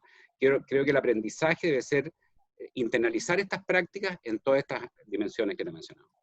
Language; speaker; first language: Spanish; native; Spanish